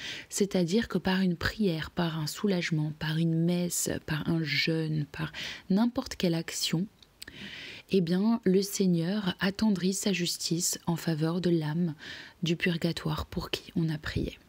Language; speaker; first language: French; native; French